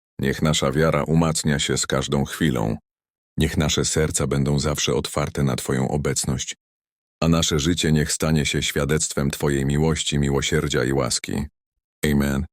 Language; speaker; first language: Polish; native; Polish